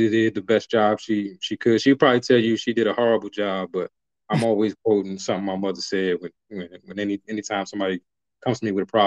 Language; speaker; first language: English; native; English